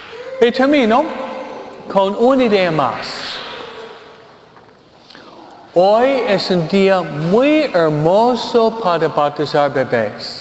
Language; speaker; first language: Spanish; non-native, fluent; English